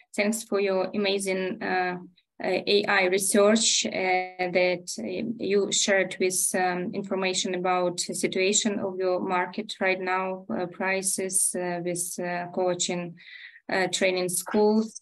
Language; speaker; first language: English; non-native, fluent; Ukrainian